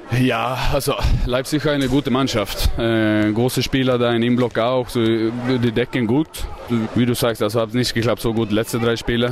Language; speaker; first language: German; non-native, learner; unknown